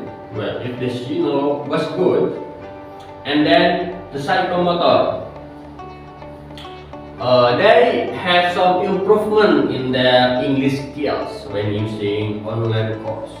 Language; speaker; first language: English; non-native, learner; Indonesian